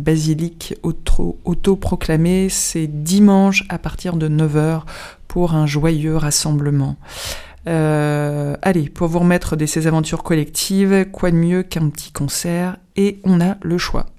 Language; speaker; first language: French; native; French